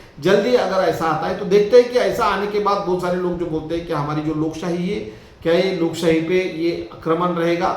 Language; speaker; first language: Hindi; non-native, local second language; Marathi